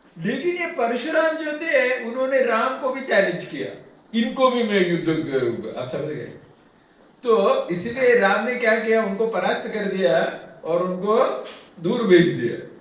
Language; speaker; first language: Hindi; non-native, local second language; Tamil